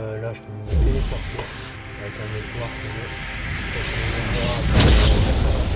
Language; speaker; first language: French; native; French